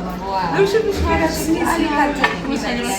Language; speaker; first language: Arabic; native; Arabic